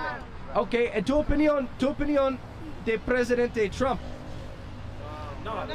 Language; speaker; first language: Spanish; non-native, learner; English